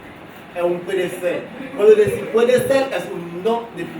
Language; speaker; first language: Spanish; non-native, fluent; Haitian Creole